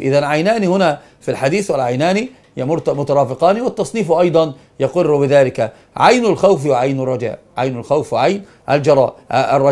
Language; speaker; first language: Arabic; native; Arabic